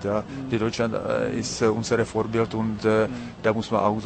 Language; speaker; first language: German; non-native, learner; Czech